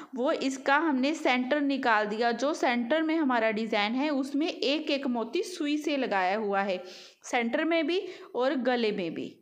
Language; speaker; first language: Hindi; native; Hindi